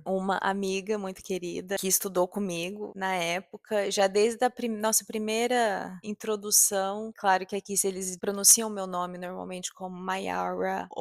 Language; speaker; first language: Portuguese; native; Portuguese